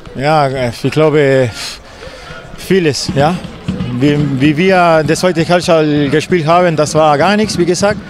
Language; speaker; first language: German; non-native, fluent; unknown